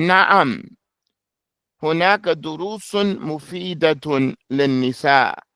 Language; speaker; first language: Arabic; non-native, fluent; English